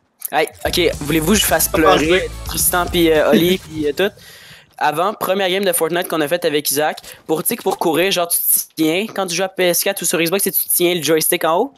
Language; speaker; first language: French; native; French